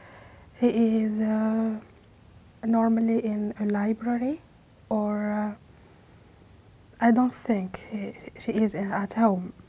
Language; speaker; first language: English; non-native, learner; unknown